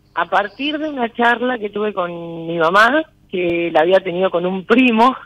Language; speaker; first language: Spanish; native; Spanish